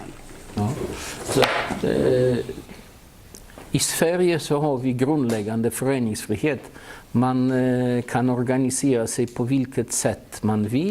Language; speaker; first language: Swedish; non-native, fluent; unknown